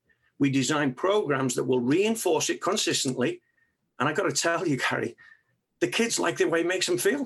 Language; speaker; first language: English; native; English